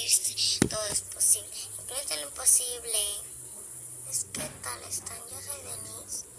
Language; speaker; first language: Spanish; native; Spanish